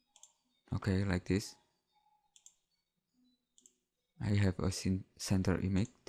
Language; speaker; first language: English; non-native, learner; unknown